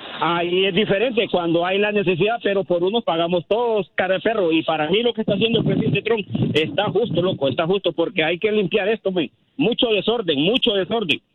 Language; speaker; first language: Spanish; native; Spanish